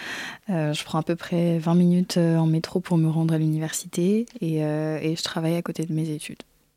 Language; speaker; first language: French; native; French